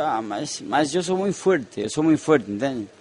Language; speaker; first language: Spanish; non-native, fluent; Portuguese